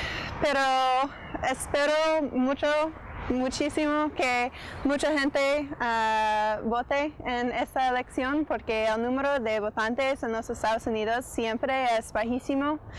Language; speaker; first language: Spanish; non-native, fluent; English